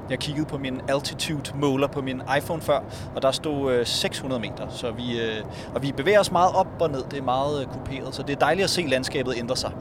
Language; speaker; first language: Danish; native; Danish